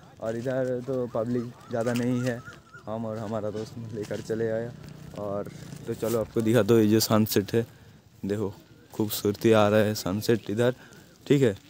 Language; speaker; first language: Hindi; non-native, local second language; Bangla